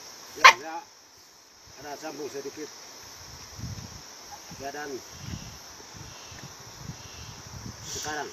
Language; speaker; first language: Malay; non-native, local second language; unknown